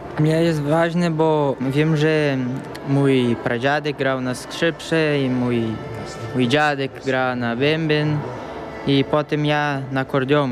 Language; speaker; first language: Polish; early bilingual, heritage; Portuguese